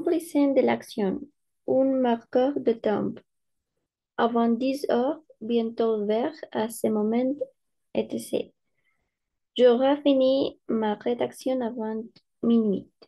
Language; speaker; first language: French; non-native, learner; Spanish